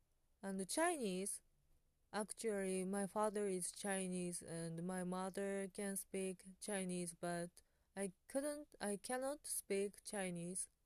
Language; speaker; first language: English; non-native, learner; Japanese